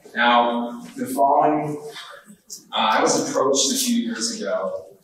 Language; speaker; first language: English; native; English